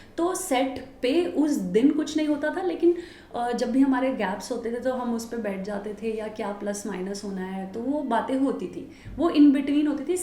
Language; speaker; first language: Hindi; native; Hindi